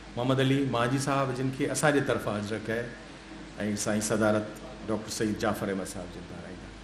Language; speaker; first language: Sindhi; native; Sindhi